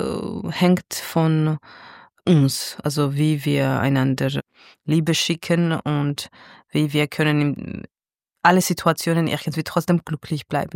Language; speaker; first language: German; non-native, fluent; Georgian